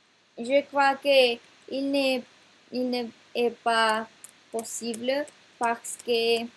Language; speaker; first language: French; non-native, learner; Spanish